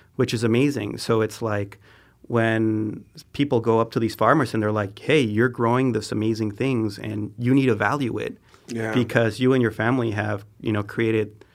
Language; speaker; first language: English; non-native, fluent; Spanish